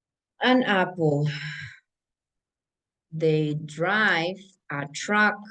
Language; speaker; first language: English; non-native, fluent; Spanish